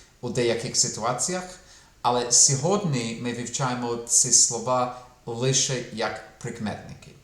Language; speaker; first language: Ukrainian; non-native, fluent; English